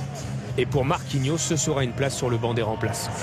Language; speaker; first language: French; native; French